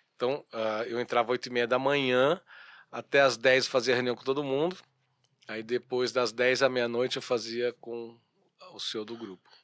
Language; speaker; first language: Portuguese; native; Portuguese